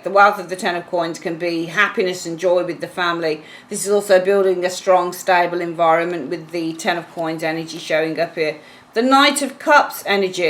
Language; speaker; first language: English; native; English